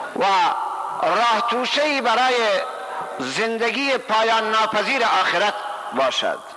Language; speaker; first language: Persian; non-native, local second language; Baluchi